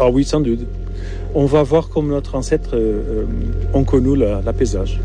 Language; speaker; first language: French; non-native, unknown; Portuguese